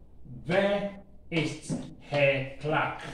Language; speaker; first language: German; non-native, learner; Akan